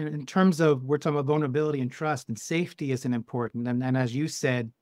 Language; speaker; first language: English; native; English